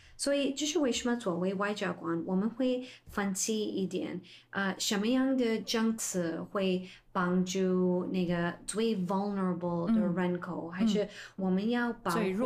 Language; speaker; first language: Chinese; non-native, fluent; English